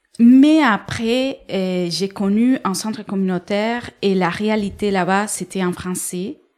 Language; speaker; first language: French; non-native, fluent; Spanish